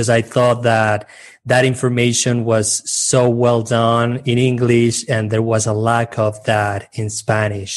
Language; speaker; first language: English; non-native, fluent; Spanish